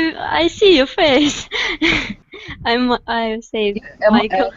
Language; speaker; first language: English; non-native, learner; Russian